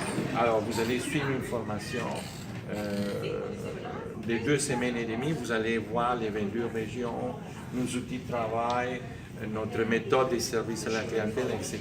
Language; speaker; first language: French; native; French